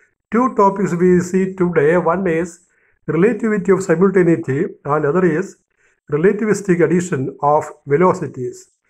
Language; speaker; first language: English; non-native, local second language; Malayalam